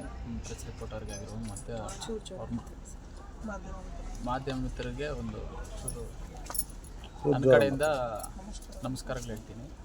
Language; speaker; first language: Kannada; native; Kannada